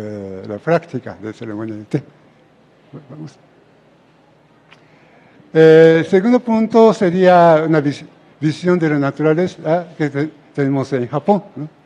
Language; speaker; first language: Spanish; non-native, fluent; Japanese